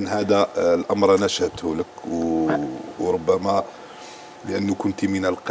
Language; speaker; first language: Arabic; native; Arabic